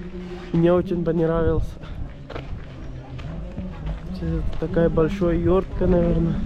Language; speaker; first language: Russian; non-native, learner; Urdu